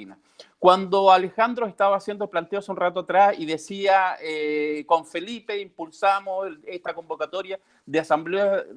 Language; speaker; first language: Spanish; native; Spanish